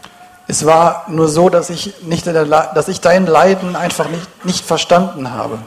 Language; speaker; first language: German; native; German